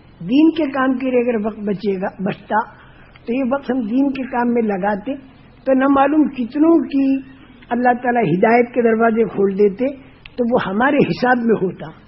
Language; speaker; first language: Urdu; non-native, local second language; Gujarati